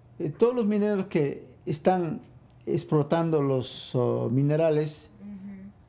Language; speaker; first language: Spanish; non-native, local second language; Quechua